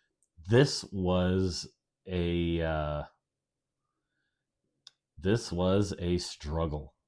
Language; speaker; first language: English; native; English